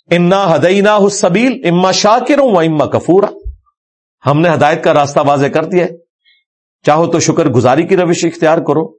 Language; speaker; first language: Urdu; non-native, local second language; Punjabi